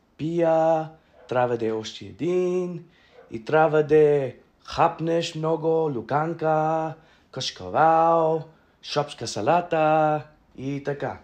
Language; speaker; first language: Bulgarian; non-native, learner; English